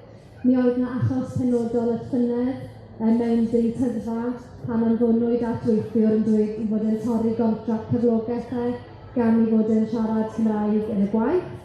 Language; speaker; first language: Welsh; native; Welsh